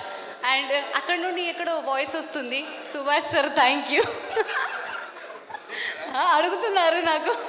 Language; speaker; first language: Telugu; non-native, local second language; Marathi